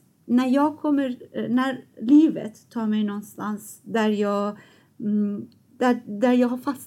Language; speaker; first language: Swedish; non-native, fluent; Persian